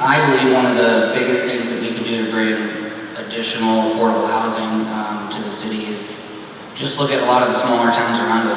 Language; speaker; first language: English; native; English